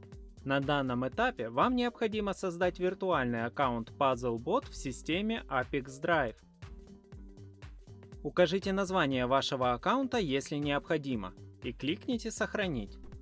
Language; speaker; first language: Russian; native; Russian